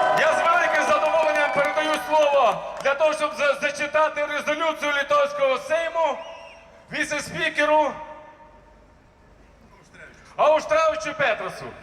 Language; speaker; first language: Ukrainian; native; Ukrainian